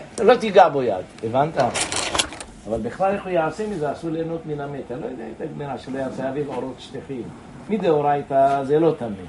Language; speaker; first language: Hebrew; native; Hebrew